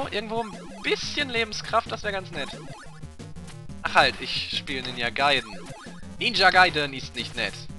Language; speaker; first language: German; native; German